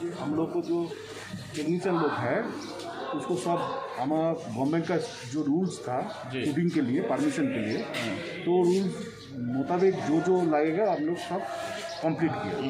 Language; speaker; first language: Hindi; non-native, local second language; Bangla